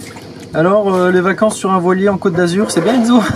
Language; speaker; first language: French; native; French